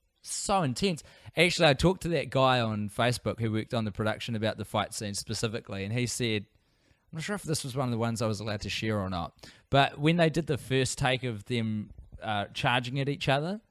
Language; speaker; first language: English; native; English